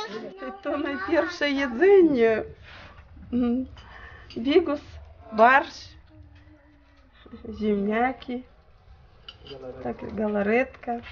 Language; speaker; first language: Polish; early bilingual, heritage; Polish